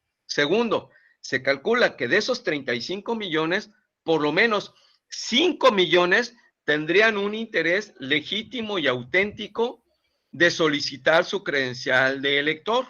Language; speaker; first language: Spanish; native; Spanish